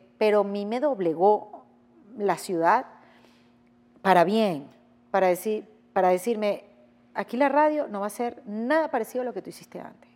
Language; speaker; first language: Spanish; native; Spanish